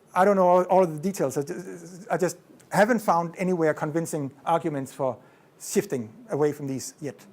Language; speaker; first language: English; non-native, fluent; Danish